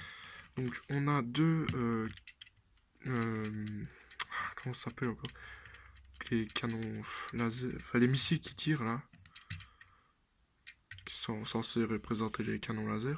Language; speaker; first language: French; native; French